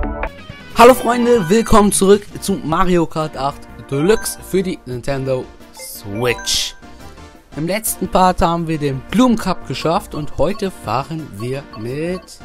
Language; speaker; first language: German; native; German